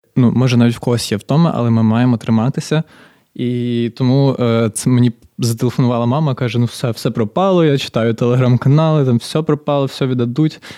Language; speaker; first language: Ukrainian; native; Ukrainian